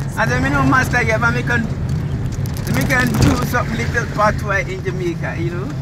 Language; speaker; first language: English; non-native, local second language; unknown